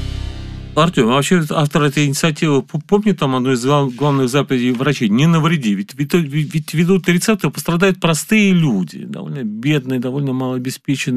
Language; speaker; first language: Russian; native; Russian